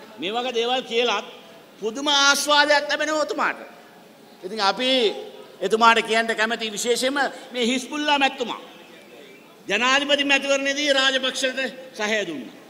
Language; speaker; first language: Sinhala; non-native, local second language; Tamil